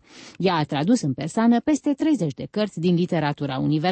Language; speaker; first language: Romanian; native; Romanian